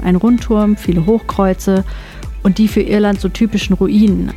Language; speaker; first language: German; native; German